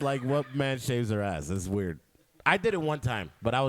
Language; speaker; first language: English; native; English